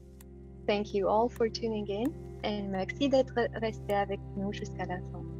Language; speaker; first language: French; non-native, fluent; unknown